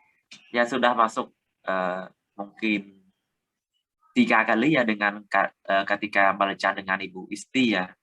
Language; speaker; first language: Indonesian; non-native, learner; Khmer